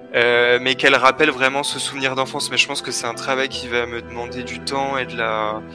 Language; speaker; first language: French; native; French